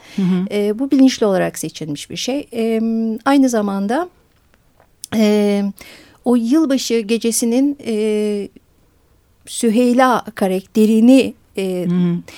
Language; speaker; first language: Turkish; early bilingual, heritage; Turkish